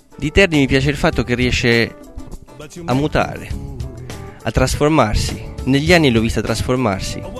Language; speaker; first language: Italian; non-native, fluent; Albanian